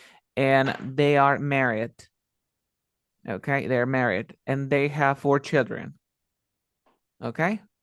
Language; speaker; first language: English; non-native, fluent; Spanish